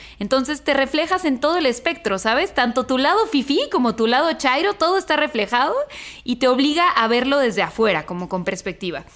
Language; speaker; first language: Spanish; native; Spanish